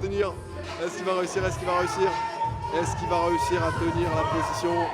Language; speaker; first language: French; native; French